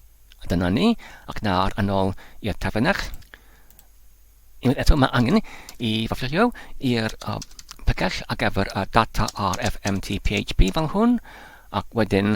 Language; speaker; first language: Welsh; non-native, learner; English